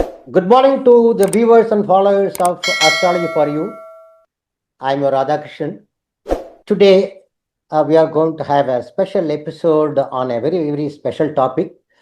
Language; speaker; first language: English; non-native, local second language; Tamil